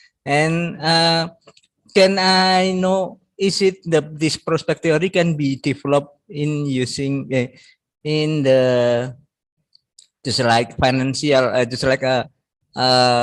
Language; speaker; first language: English; non-native, learner; Indonesian